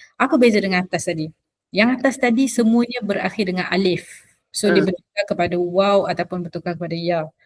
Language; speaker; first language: Malay; native; Malay